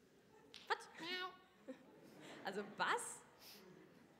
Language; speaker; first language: German; native; German